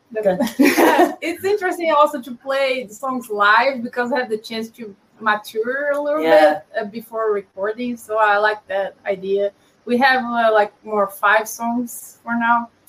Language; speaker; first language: English; non-native, fluent; Portuguese